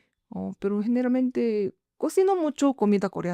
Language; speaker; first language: Spanish; non-native, fluent; Korean